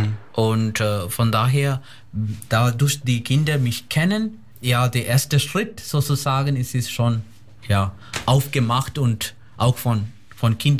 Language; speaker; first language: German; non-native, fluent; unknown